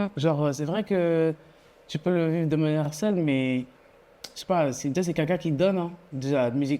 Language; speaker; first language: French; native; French